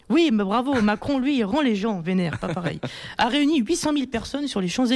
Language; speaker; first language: French; native; French